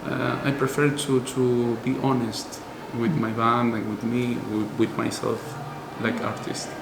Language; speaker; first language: English; non-native, learner; Spanish